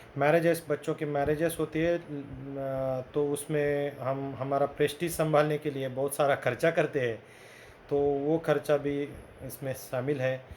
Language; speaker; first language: Hindi; non-native, local second language; Marathi